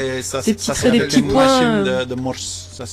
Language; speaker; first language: French; non-native, local second language; Dutch